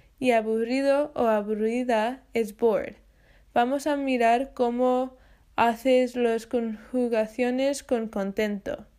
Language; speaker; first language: Spanish; non-native, fluent; English